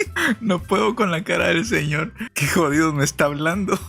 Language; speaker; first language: Spanish; native; Spanish